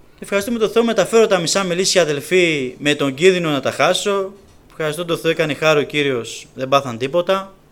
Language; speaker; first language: Greek; native; Greek